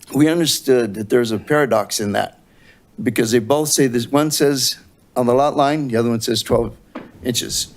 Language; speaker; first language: English; native; English